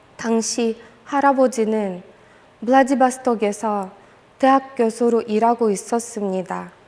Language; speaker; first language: Korean; non-native, fluent; Russian